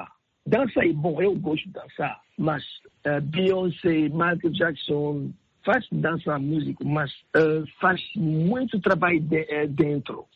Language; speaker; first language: Portuguese; non-native, learner; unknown